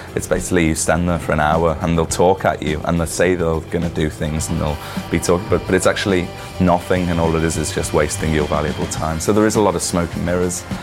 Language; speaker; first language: English; native; English